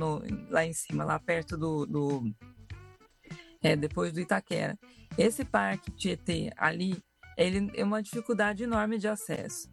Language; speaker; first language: Portuguese; native; Portuguese